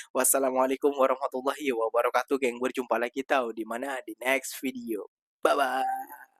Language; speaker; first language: Indonesian; native; Indonesian